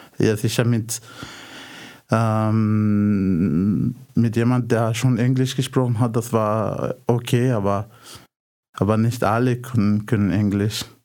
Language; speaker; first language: German; non-native, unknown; Arabic